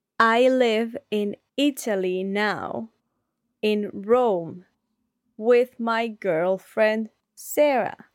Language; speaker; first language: English; non-native, fluent; Spanish